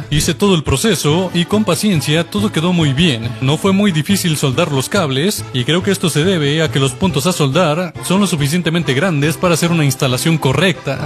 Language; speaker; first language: Spanish; native; Spanish